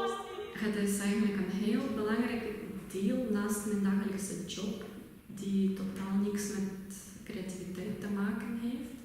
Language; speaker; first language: Dutch; non-native, fluent; Russian